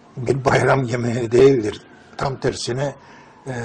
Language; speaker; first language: Turkish; native; Turkish